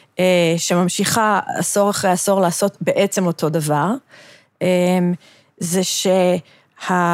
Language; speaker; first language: Hebrew; early bilingual, other home language; English